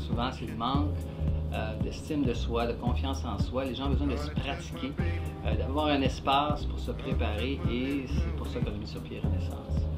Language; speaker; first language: French; native; French